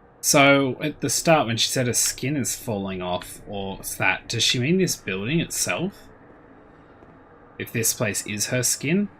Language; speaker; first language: English; native; English